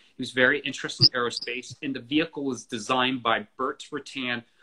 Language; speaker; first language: English; native; English